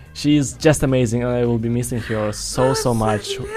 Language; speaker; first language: English; non-native, fluent; Russian